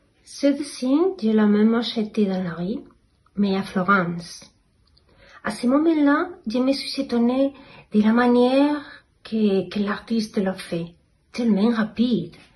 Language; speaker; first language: French; non-native, fluent; Spanish